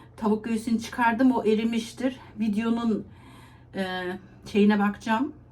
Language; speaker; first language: Turkish; native; Turkish